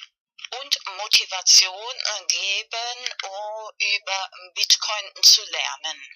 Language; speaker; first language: German; non-native, fluent; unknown